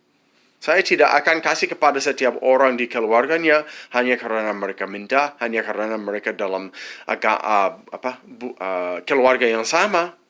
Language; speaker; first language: Indonesian; non-native, fluent; English